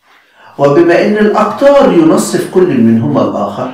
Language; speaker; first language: Arabic; native; Arabic